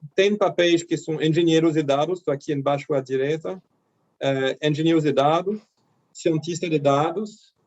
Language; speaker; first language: Portuguese; non-native, fluent; French